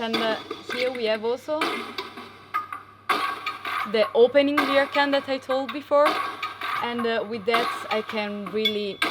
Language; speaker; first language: English; non-native, fluent; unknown